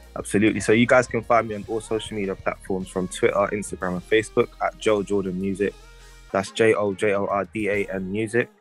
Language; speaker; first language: English; native; English